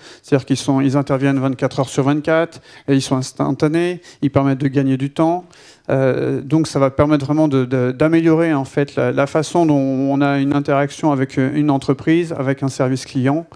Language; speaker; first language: French; native; French